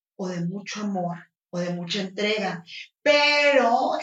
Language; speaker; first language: Spanish; native; Spanish